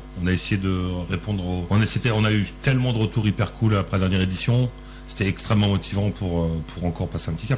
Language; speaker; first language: French; native; French